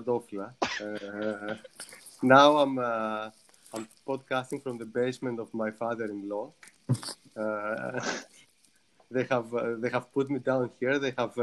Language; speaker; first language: English; non-native, fluent; Greek